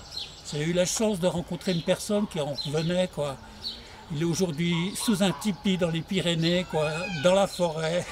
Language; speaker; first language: French; native; French